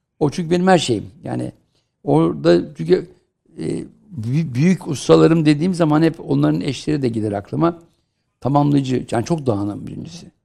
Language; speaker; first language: Turkish; native; Turkish